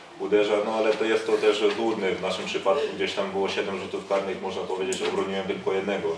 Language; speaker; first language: Polish; native; Polish